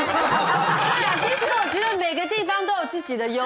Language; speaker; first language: Chinese; native; Chinese